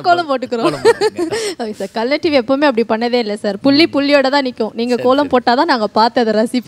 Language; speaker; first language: Tamil; native; Tamil